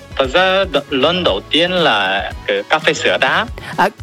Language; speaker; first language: Vietnamese; non-native, learner; Korean